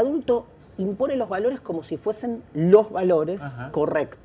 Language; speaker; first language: Spanish; native; Spanish